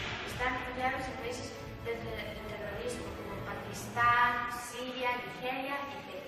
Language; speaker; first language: Spanish; non-native, local second language; Galician